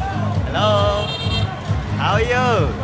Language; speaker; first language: English; non-native, learner; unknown